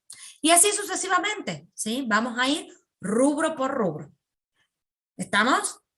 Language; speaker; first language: Spanish; native; Spanish